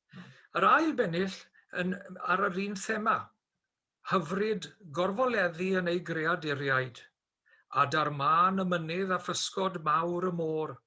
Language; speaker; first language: Welsh; native; Welsh